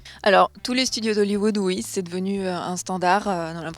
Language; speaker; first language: French; native; French